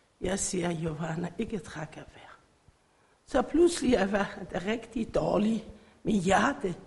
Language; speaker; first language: Danish; non-native, learner; Persian